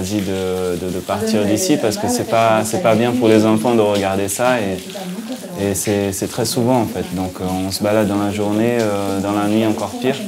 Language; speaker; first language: French; native; French